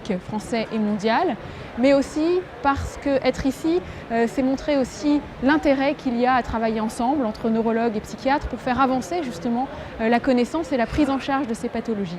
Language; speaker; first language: French; native; French